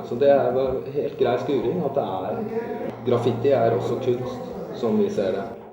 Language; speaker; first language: Norwegian; native; Norwegian